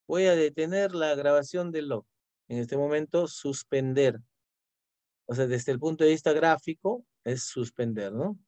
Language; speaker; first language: Spanish; native; Spanish